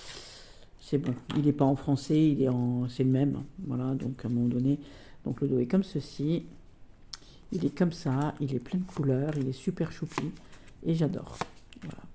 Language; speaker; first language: French; native; French